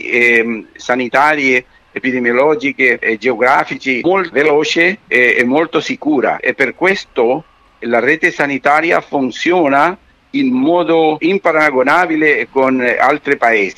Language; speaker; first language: Italian; non-native, fluent; Spanish